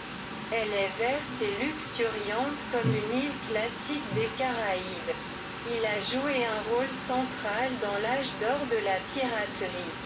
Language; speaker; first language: French; non-native, local second language; Haitian Creole